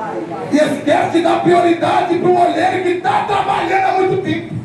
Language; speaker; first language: Portuguese; native; Portuguese